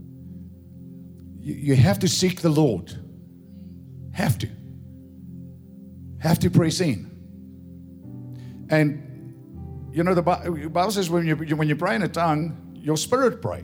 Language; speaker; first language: English; non-native, local second language; Afrikaans